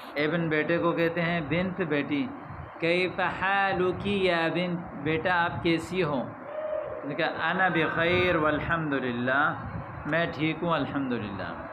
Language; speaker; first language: Urdu; native; Urdu